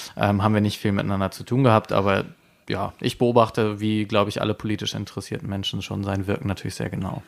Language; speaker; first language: German; native; German